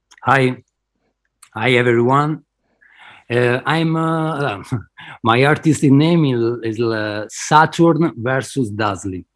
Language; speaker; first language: English; non-native, fluent; Spanish